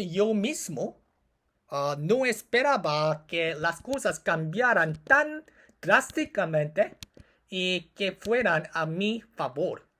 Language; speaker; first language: Spanish; non-native, learner; Korean